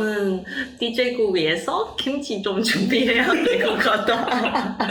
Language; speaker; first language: Korean; non-native, learner; Chinese